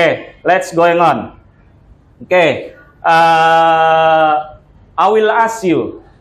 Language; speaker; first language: English; non-native, learner; Indonesian